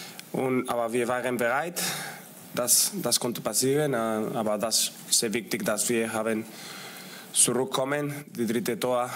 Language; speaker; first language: German; non-native, learner; Spanish